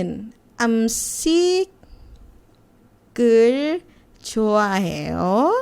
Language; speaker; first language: Korean; non-native, fluent; Indonesian